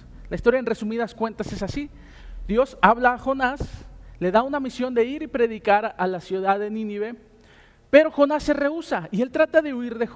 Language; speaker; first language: Spanish; native; Spanish